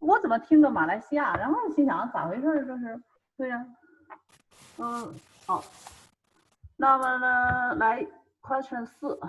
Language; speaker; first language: Chinese; native; Chinese